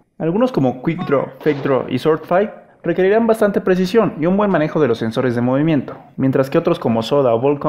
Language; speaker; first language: Spanish; native; Spanish